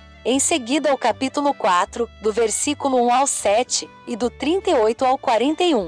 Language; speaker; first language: Portuguese; native; Portuguese